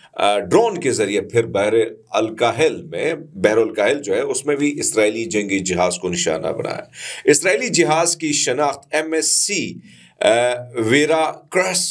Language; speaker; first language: Urdu; non-native, local second language; Punjabi